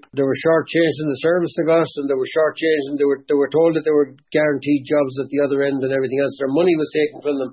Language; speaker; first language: English; native; English